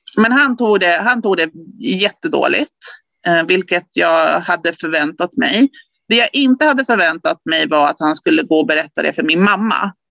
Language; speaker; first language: Swedish; early bilingual, other home language; Spanish